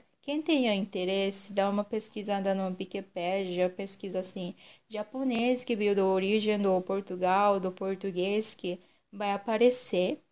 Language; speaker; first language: Portuguese; non-native, local second language; Japanese